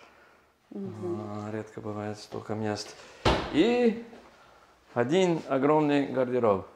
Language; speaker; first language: Russian; non-native, learner; English